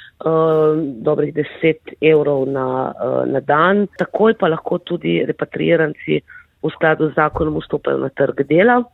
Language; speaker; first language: Slovenian; native; Slovenian